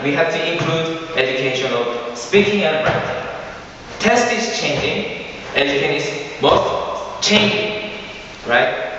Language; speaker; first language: English; non-native, learner; Korean